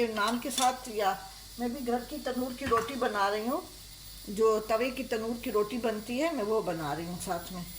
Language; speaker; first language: Urdu; non-native, local second language; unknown